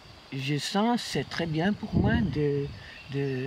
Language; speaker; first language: French; non-native, learner; Western Frisian